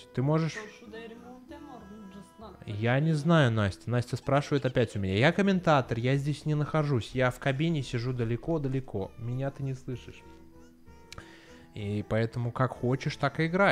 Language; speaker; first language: Russian; native; Russian